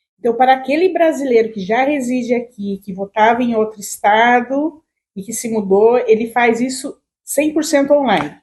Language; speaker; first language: Portuguese; native; Portuguese